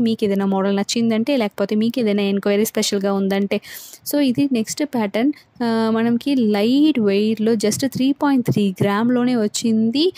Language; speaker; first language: Telugu; non-native, local second language; Tamil